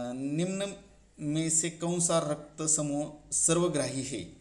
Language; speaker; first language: Hindi; non-native, local second language; Marathi